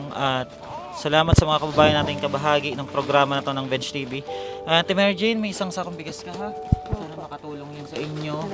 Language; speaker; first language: Filipino; native; Filipino